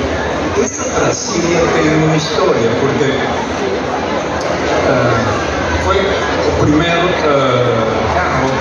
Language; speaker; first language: Portuguese; non-native, learner; Spanish